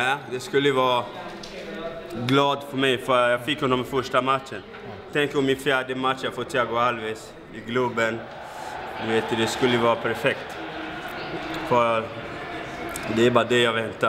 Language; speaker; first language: Swedish; non-native, fluent; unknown